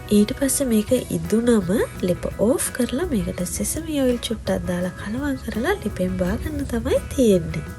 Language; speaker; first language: Sinhala; native; Sinhala